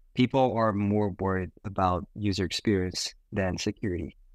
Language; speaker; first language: English; non-native, fluent; Portuguese